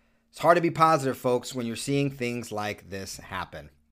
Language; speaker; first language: English; native; English